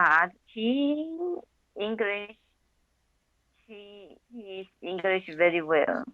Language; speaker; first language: English; non-native, learner; Chinese